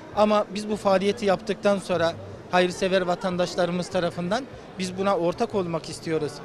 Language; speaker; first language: Turkish; native; Turkish